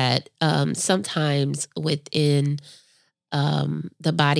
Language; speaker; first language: English; native; English